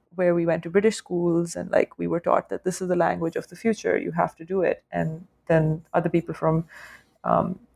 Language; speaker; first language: English; non-native, local second language; Urdu